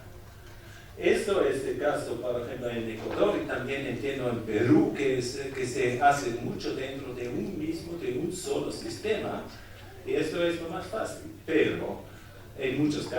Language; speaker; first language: Spanish; non-native, fluent; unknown